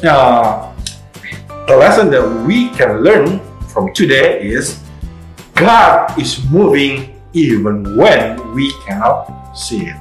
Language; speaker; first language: English; non-native, fluent; Indonesian